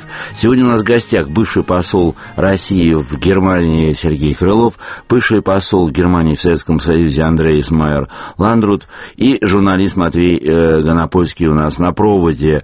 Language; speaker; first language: Russian; native; Russian